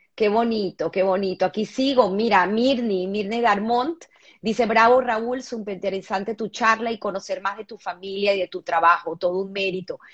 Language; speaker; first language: Spanish; native; Spanish